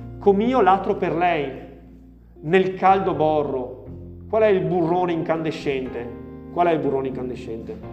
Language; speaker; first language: Italian; native; Italian